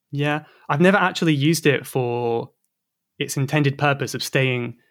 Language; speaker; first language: English; native; English